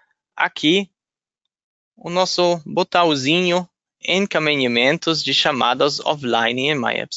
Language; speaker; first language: Portuguese; non-native, fluent; German